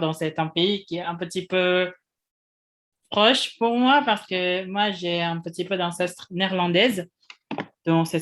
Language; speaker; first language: French; non-native, fluent; Indonesian